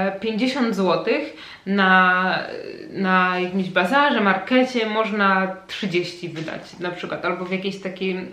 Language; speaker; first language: Polish; native; Polish